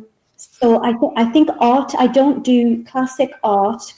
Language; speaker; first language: English; native; English